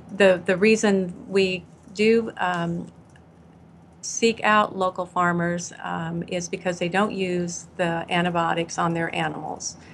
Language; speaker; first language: English; native; English